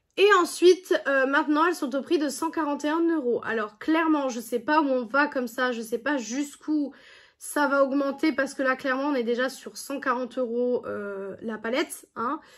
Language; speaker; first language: French; native; French